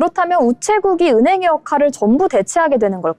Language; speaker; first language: Korean; native; Korean